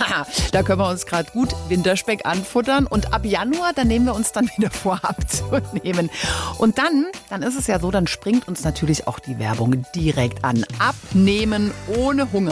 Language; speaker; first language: German; native; German